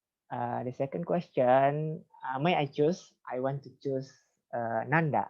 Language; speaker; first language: English; non-native, fluent; Indonesian